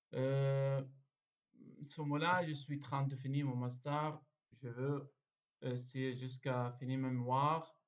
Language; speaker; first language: French; non-native, learner; Arabic